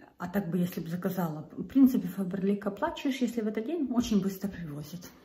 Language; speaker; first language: Russian; native; Russian